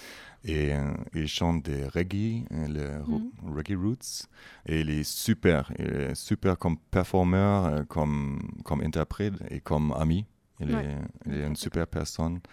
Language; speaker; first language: French; non-native, fluent; German